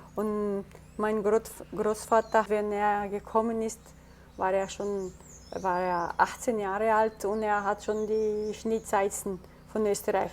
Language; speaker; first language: German; early bilingual, heritage; German